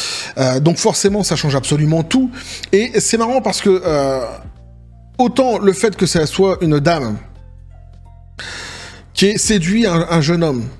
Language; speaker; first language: French; native; French